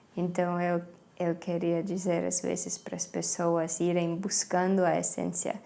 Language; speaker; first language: Portuguese; non-native, fluent; Estonian